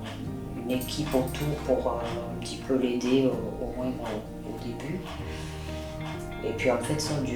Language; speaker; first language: French; native; French